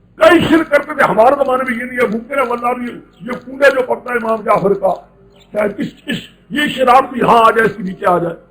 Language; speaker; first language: Urdu; non-native, local second language; Pashto